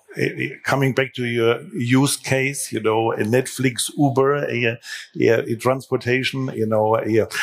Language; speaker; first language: English; non-native, fluent; German